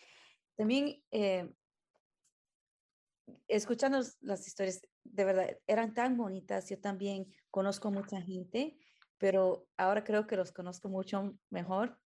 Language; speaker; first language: Spanish; early bilingual, heritage; Spanish